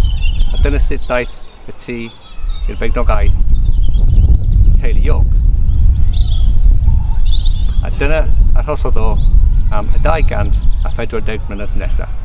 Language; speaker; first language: Welsh; non-native, learner; English